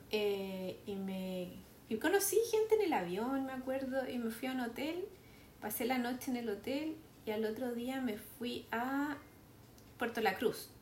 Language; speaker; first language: Spanish; native; Spanish